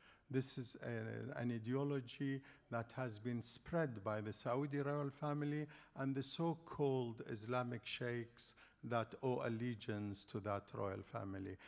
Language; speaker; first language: English; non-native, fluent; Arabic